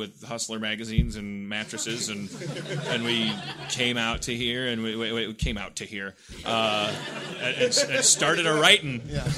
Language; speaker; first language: English; native; English